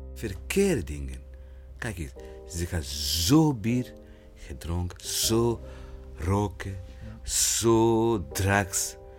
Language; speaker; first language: Dutch; non-native, learner; Rundi